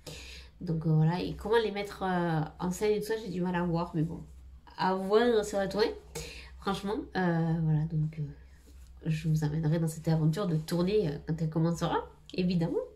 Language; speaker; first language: French; native; French